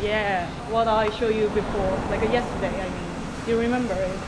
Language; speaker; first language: English; non-native, learner; Korean